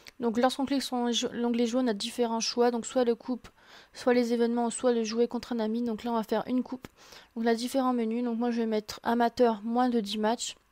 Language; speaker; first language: French; native; French